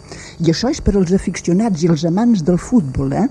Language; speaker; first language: Catalan; native; Catalan